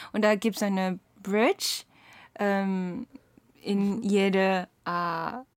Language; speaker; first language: German; non-native, learner; Japanese